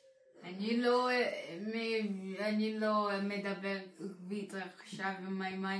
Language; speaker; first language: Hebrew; non-native, learner; Portuguese